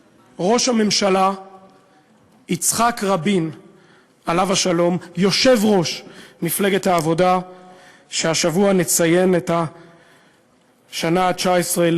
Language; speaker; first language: Hebrew; native; Hebrew